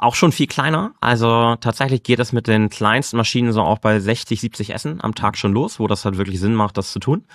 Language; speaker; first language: German; native; German